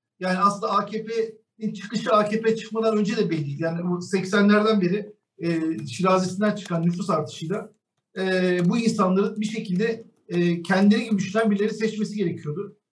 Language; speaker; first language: Turkish; native; Turkish